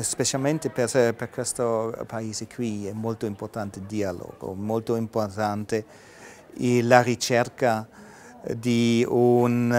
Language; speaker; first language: Italian; non-native, fluent; German